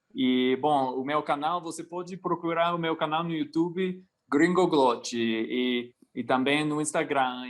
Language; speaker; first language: Portuguese; non-native, fluent; English